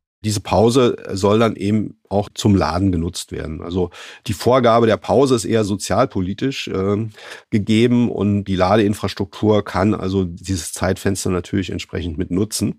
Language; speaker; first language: German; native; German